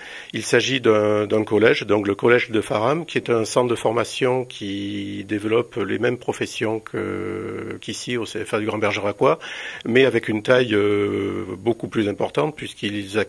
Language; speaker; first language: French; native; French